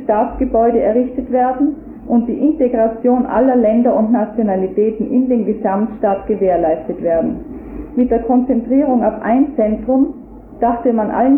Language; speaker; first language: German; native; German